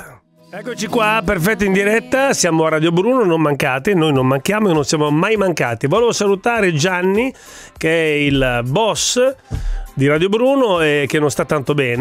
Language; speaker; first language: Italian; native; Italian